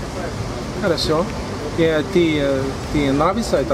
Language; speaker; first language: Russian; non-native, learner; Spanish